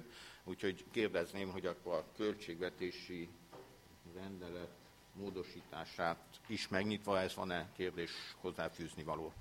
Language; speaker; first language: Hungarian; native; Hungarian